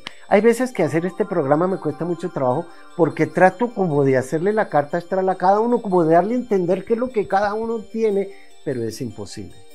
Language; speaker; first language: Spanish; native; Spanish